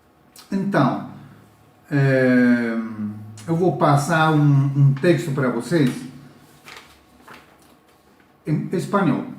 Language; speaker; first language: Portuguese; non-native, learner; Spanish